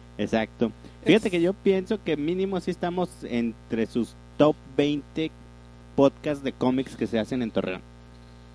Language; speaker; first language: Spanish; native; Spanish